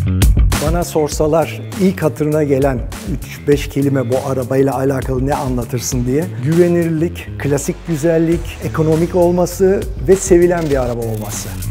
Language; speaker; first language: Turkish; native; Turkish